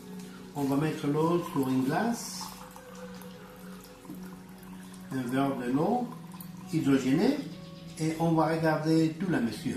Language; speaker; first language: French; non-native, learner; Spanish